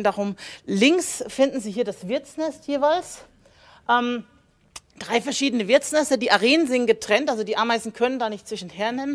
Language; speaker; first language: German; native; German